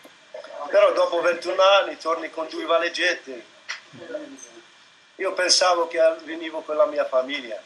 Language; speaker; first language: Italian; non-native, fluent; Arabic